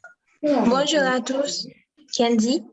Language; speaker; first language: French; non-native, local second language; Haitian Creole